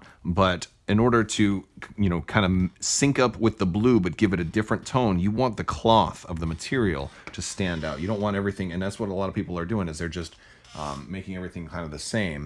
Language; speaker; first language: English; native; English